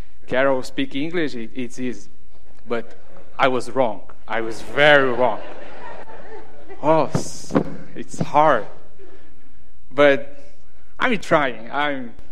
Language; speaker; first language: English; non-native, learner; Portuguese